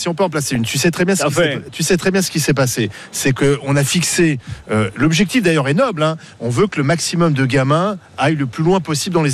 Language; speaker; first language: French; native; French